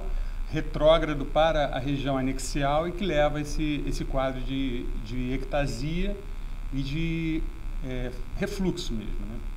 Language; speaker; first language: Portuguese; native; Portuguese